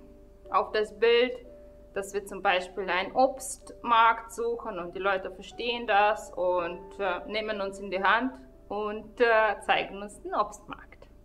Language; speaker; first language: German; non-native, fluent; Russian